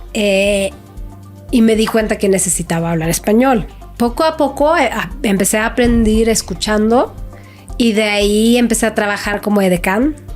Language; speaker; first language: Spanish; non-native, fluent; Swedish